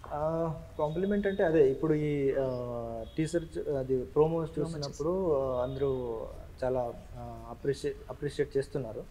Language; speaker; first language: Telugu; non-native, learner; Kannada